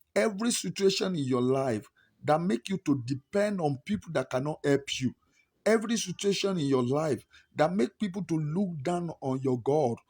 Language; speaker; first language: English; non-native, local second language; Yoruba